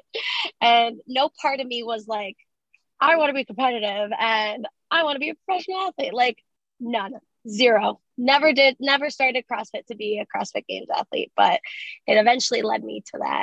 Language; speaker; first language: English; early bilingual, other home language; Spanish